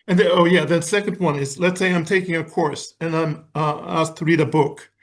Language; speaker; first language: English; non-native, fluent; Icelandic